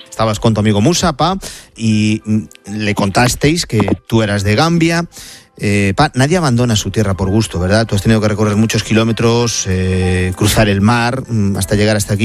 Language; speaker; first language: Spanish; native; Spanish